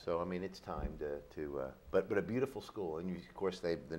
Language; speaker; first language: English; native; English